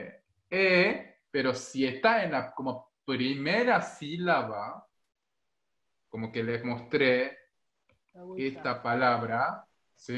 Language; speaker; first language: Spanish; non-native, fluent; Korean